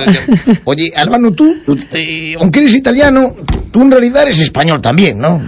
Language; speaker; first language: Spanish; native; Spanish